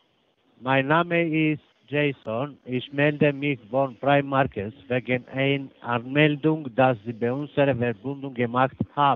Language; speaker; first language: German; non-native, fluent; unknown